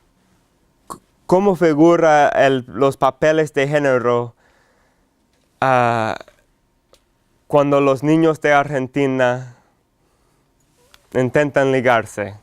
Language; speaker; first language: Spanish; non-native, fluent; English